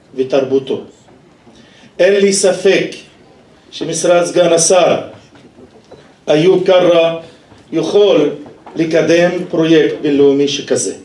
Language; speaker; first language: Hebrew; non-native, local second language; Arabic